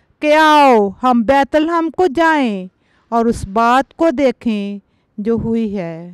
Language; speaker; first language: Urdu; non-native, local second language; Punjabi